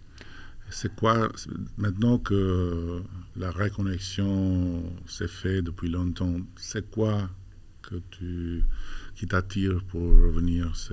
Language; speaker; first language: French; non-native, fluent; Albanian